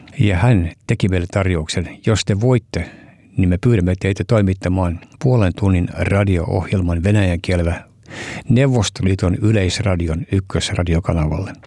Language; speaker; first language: Finnish; early bilingual, heritage; Finnish